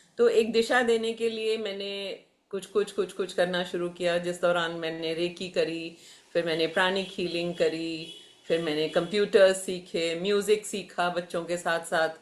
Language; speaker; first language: Hindi; native; Hindi